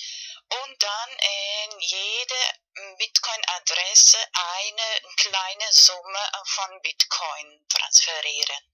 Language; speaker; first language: German; non-native, learner; Spanish